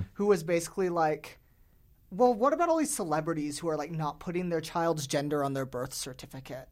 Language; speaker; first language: English; native; English